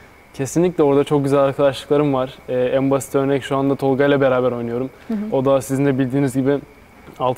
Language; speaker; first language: Turkish; native; Turkish